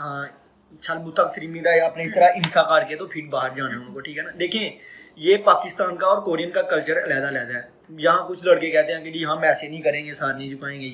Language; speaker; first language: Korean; non-native, learner; Urdu